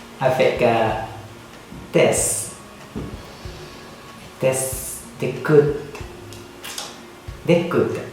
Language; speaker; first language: French; non-native, learner; Thai